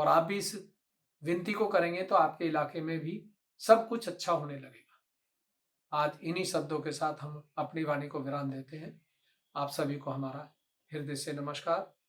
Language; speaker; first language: Hindi; native; Hindi